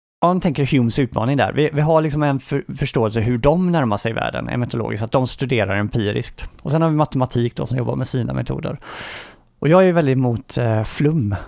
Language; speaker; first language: Swedish; native; Swedish